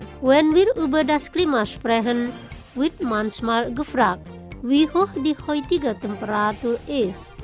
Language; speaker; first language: German; non-native, fluent; Indonesian